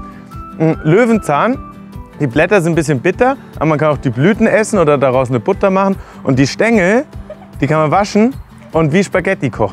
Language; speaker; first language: German; native; German